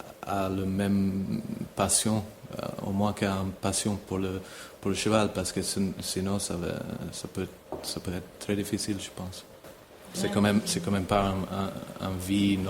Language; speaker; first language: French; non-native, fluent; English